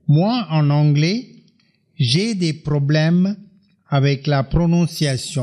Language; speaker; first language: French; non-native, fluent; Tamil